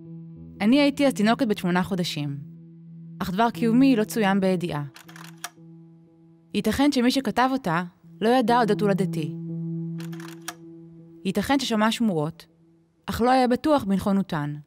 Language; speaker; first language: Hebrew; native; Hebrew